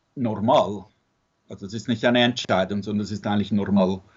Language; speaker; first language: German; native; German